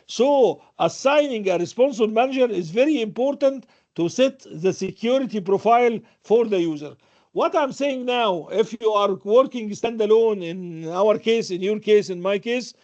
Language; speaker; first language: English; non-native, fluent; Arabic